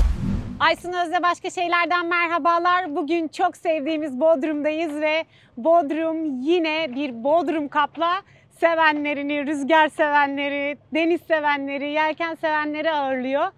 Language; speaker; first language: Turkish; native; Turkish